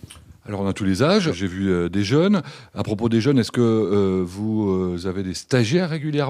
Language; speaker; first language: French; native; French